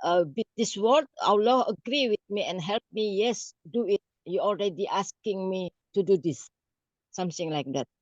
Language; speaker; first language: English; non-native, learner; Indonesian